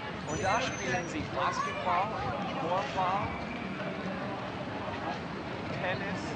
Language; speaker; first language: German; non-native, fluent; English